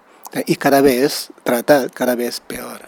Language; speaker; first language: Spanish; non-native, learner; Chinese